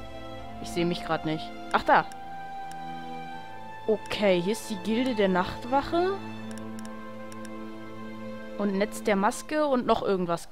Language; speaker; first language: German; native; German